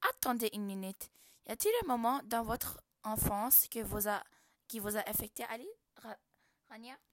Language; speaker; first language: French; non-native, local second language; Arabic